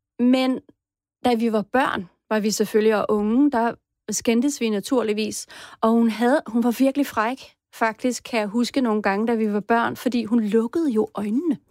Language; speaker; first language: Danish; native; Danish